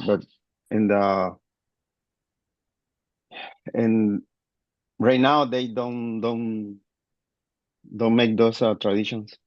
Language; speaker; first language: English; non-native, learner; Spanish